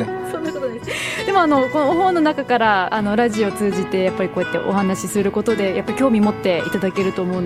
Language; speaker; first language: Japanese; native; Japanese